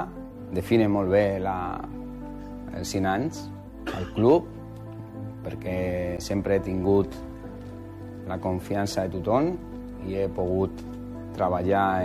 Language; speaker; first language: Catalan; non-native, local second language; Spanish